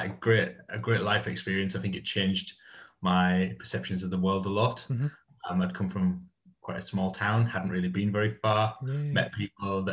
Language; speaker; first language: English; native; English